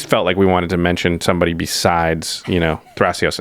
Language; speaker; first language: English; native; English